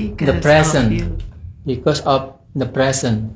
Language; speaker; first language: English; non-native, fluent; Indonesian